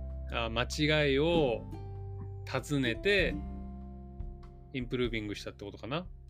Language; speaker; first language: Japanese; native; Japanese